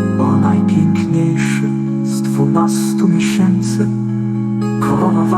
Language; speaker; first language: Polish; native; Polish